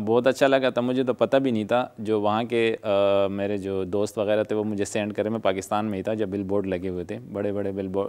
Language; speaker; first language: Urdu; non-native, local second language; Pashto